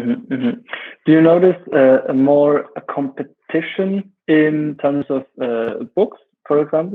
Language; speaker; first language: English; non-native, fluent; German